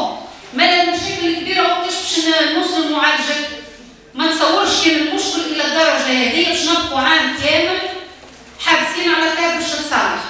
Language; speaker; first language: Arabic; native; Arabic